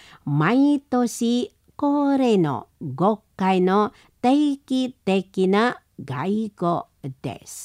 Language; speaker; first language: Japanese; non-native, learner; Indonesian